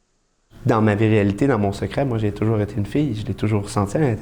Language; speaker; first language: French; native; French